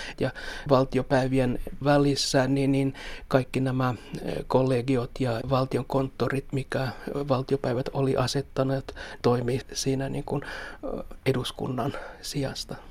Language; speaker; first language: Finnish; non-native, local second language; Swedish